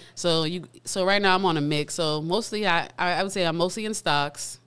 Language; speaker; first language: English; native; English